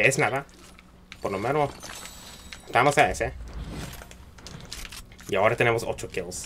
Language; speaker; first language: Spanish; early bilingual, heritage; Spanish